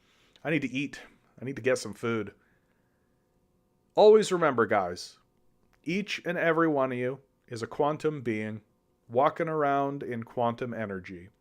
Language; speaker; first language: English; native; English